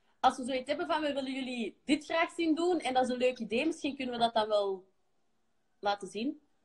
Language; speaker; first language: Dutch; native; Dutch